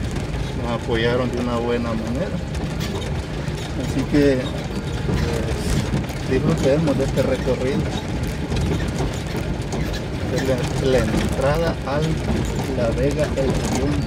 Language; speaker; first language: Spanish; native; Spanish